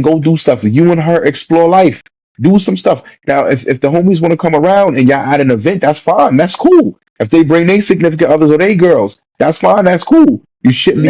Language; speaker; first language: English; native; English